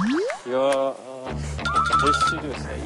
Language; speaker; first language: Korean; non-native, fluent; English